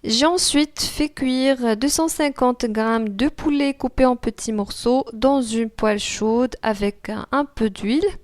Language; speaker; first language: French; non-native, local second language; Arabic